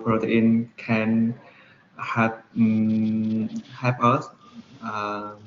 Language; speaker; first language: English; non-native, learner; Vietnamese